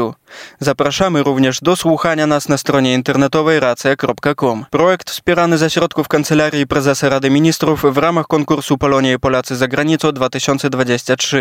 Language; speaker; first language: Polish; native; Polish